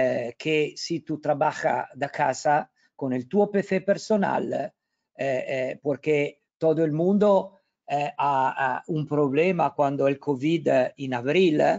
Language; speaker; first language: Spanish; non-native, learner; Italian